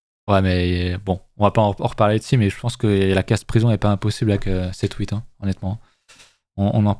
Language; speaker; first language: French; native; French